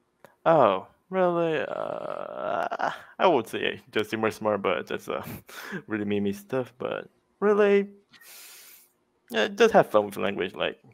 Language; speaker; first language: English; non-native, fluent; Portuguese